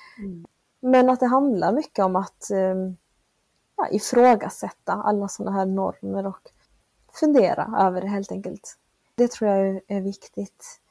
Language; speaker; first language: Swedish; early bilingual, other home language; Spanish